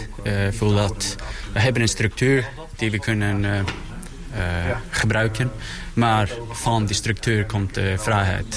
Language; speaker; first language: Dutch; non-native, learner; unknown